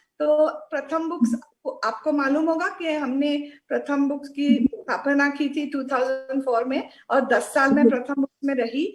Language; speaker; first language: Hindi; non-native, local second language; Marathi